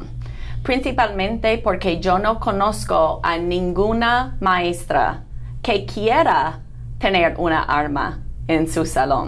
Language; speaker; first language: Spanish; non-native, fluent; English